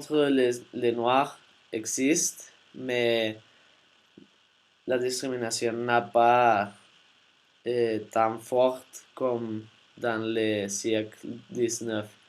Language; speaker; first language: French; non-native, learner; Spanish